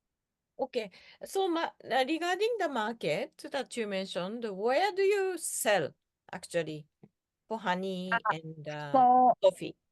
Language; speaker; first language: English; non-native, fluent; Japanese